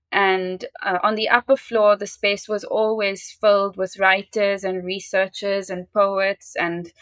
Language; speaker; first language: English; native; English